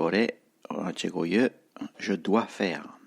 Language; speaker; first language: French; non-native, fluent; Tibetan